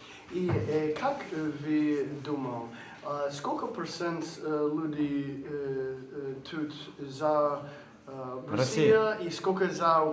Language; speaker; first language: Russian; non-native, learner; English